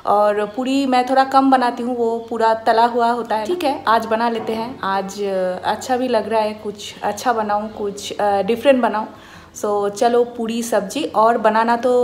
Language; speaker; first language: Hindi; native; Hindi